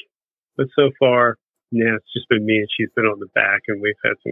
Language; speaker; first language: English; native; English